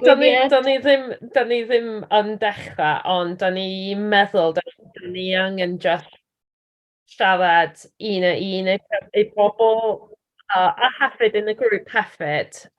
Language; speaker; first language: Welsh; non-native, learner; English